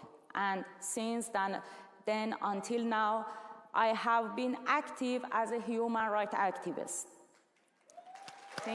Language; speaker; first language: English; non-native, learner; Persian